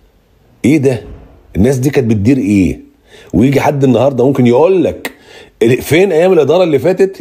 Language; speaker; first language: Arabic; native; Arabic